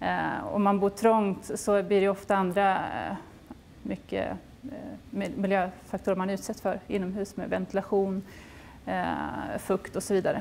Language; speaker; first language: Swedish; native; Swedish